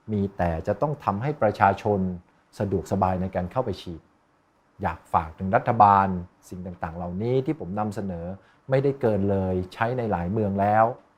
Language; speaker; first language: Thai; native; Thai